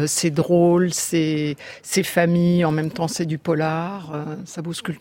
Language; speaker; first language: French; native; French